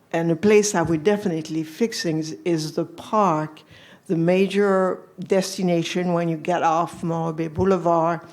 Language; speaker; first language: English; non-native, fluent; French